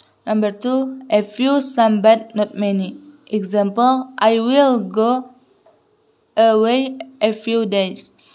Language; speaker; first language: English; non-native, learner; Indonesian